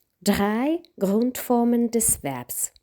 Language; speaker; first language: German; non-native, fluent; Ukrainian